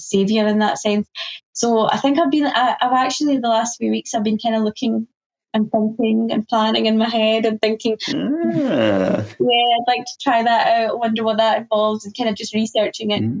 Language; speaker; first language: English; native; English